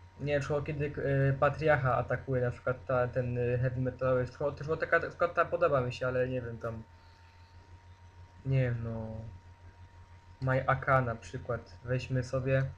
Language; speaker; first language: Polish; native; Polish